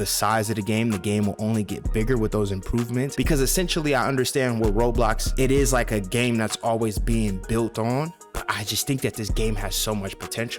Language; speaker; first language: English; native; English